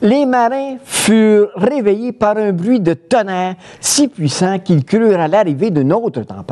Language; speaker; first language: French; native; French